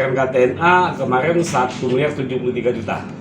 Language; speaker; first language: Indonesian; native; Indonesian